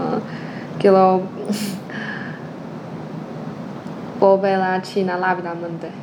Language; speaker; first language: Spanish; non-native, learner; Chinese